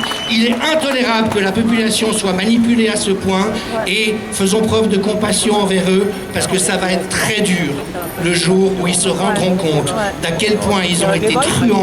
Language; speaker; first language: French; native; French